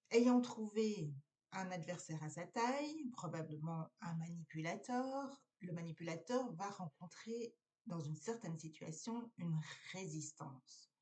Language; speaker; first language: French; native; French